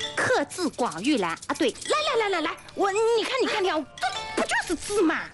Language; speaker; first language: Chinese; native; Chinese